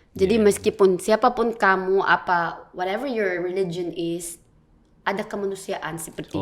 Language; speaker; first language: Indonesian; non-native, learner; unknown